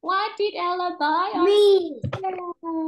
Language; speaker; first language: English; non-native, fluent; Vietnamese